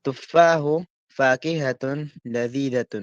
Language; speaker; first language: Arabic; non-native, learner; Filipino